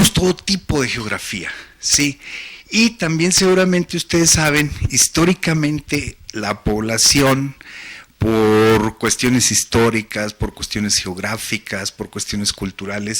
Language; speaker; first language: Spanish; native; Spanish